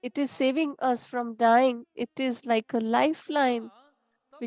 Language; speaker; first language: English; non-native, local second language; Hindi